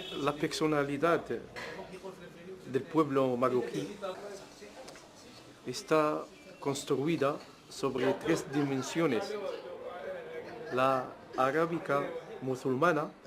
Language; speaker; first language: Spanish; non-native, fluent; Arabic